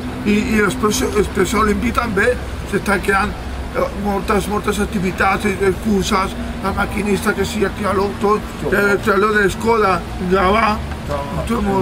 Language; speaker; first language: Catalan; non-native, local second language; Spanish